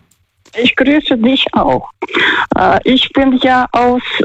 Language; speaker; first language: German; non-native, fluent; Russian